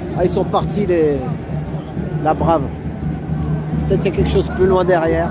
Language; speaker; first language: French; native; French